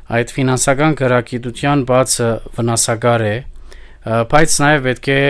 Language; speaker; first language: Armenian; early bilingual, heritage; Armenian